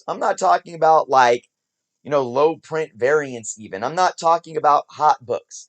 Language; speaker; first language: English; native; English